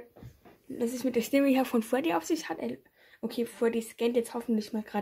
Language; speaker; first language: German; native; German